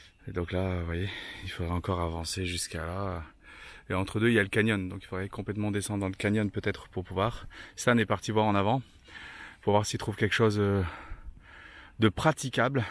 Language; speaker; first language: French; native; French